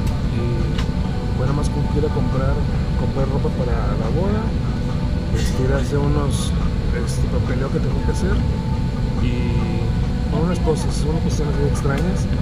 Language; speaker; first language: Spanish; native; Spanish